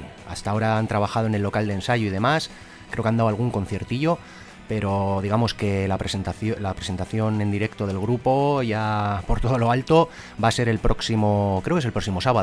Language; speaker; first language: Spanish; native; Spanish